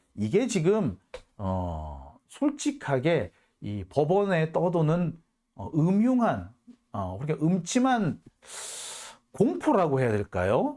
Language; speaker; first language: Korean; native; Korean